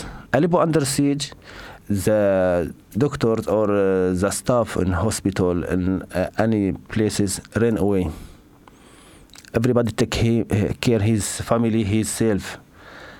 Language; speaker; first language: English; non-native, learner; Arabic